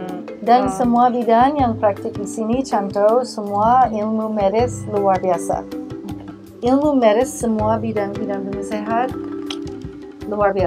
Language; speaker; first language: Indonesian; non-native, learner; English